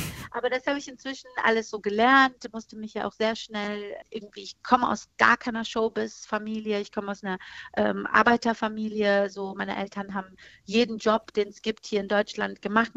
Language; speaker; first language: German; early bilingual, other home language; Persian